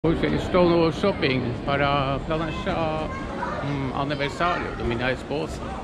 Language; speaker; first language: Portuguese; non-native, learner; Norwegian